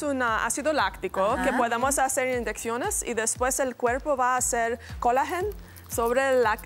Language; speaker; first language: Spanish; non-native, learner; English